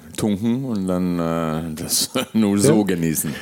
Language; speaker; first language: German; early bilingual, other home language; Hungarian